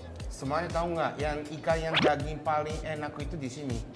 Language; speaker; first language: Indonesian; non-native, fluent; Japanese